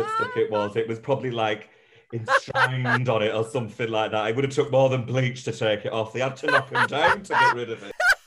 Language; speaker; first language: English; native; English